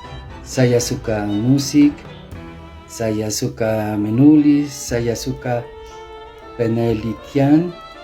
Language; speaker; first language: Indonesian; non-native, learner; Spanish